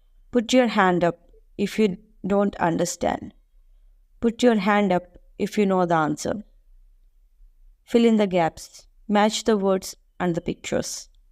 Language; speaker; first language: English; non-native, local second language; Telugu